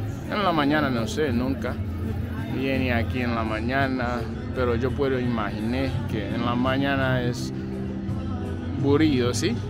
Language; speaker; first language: Spanish; non-native, learner; English